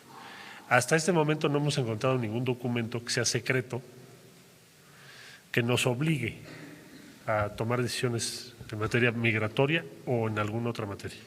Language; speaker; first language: Spanish; native; Spanish